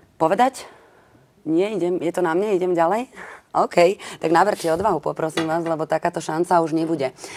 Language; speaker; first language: Slovak; native; Slovak